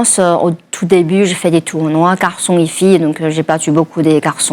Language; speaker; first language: French; non-native, fluent; Chinese